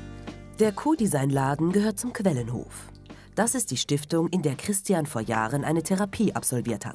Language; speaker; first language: German; native; German